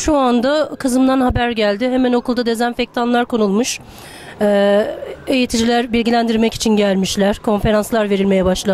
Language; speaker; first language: Turkish; native; Turkish